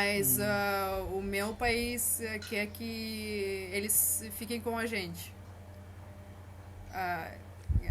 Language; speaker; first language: Portuguese; non-native, learner; Russian